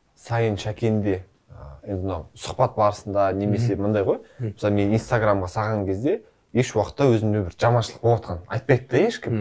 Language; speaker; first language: Kazakh; native; Kazakh